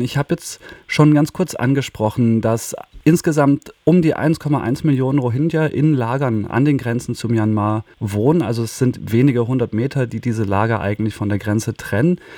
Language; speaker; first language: German; native; German